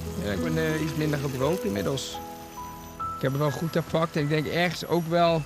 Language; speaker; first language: Dutch; native; Dutch